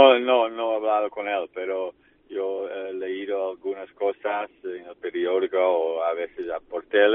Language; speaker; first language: Spanish; non-native, fluent; Dutch